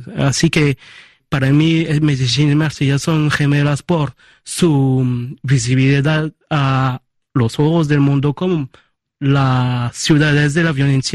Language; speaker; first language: Spanish; early bilingual, heritage; Spanish